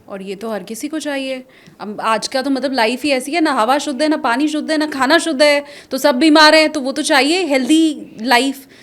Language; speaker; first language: Hindi; native; Hindi